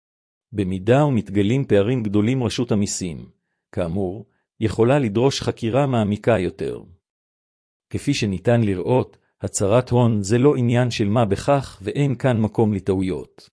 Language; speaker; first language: Hebrew; native; Hebrew